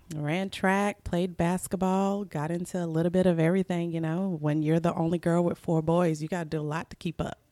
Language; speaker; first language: English; early bilingual, other home language; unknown